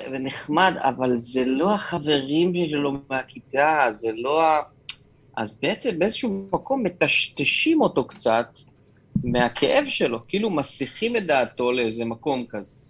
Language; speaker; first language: Hebrew; native; Hebrew